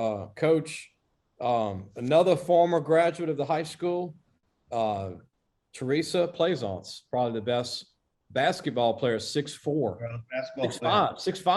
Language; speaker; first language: English; native; English